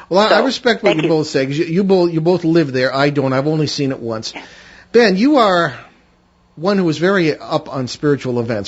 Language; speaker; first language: English; native; English